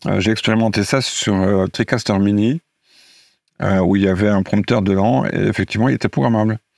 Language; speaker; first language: French; non-native, fluent; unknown